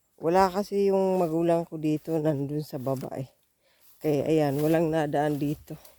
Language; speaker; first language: Filipino; non-native, local second language; Cebuano